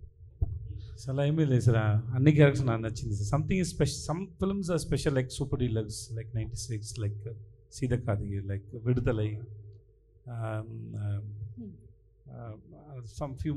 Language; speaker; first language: Telugu; non-native, learner; Tamil